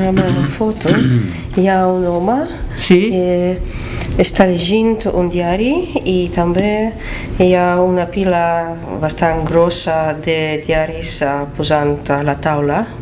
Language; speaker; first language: Catalan; non-native, learner; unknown